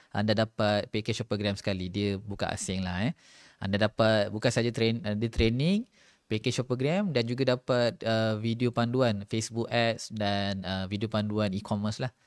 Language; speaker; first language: Malay; native; Malay